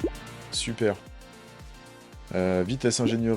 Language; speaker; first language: French; native; French